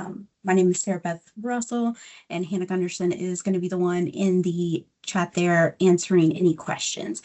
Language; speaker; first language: English; native; English